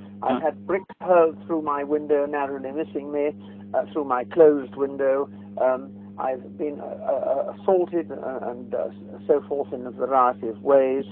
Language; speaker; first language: English; native; English